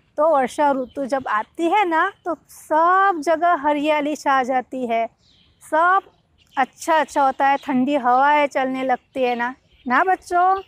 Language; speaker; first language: Hindi; non-native, local second language; Gujarati